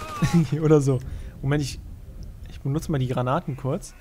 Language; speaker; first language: German; native; German